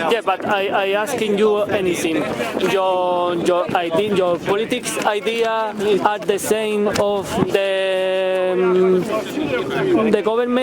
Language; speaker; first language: English; non-native, learner; Spanish